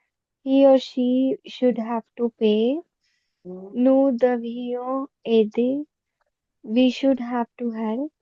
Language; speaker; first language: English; non-native, local second language; Punjabi